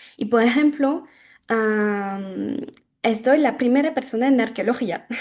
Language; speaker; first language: Spanish; non-native, fluent; French